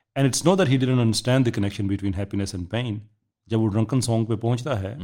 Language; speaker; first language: English; non-native, local second language; Urdu